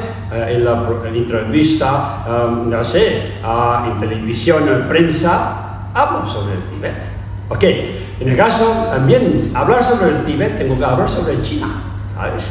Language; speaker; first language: Spanish; non-native, learner; Tibetan